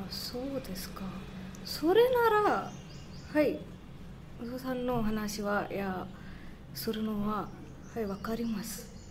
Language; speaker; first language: Japanese; non-native, learner; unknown